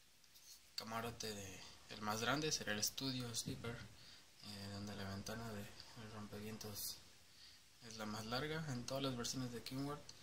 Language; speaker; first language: Spanish; native; Spanish